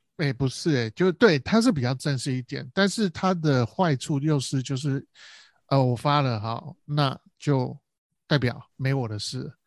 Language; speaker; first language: Chinese; native; Chinese